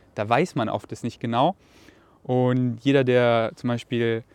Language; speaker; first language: German; native; German